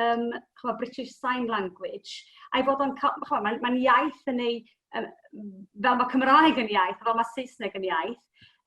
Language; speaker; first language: Welsh; native; Welsh